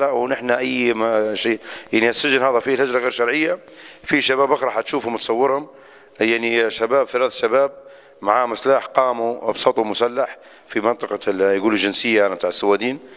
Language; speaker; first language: Arabic; native; Arabic